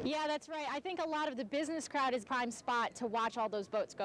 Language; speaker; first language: English; native; English